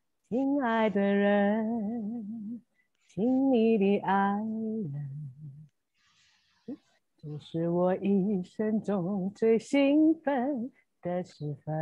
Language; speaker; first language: Chinese; native; Chinese